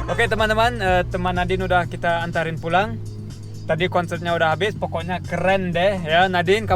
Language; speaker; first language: Indonesian; early bilingual, heritage; Indonesian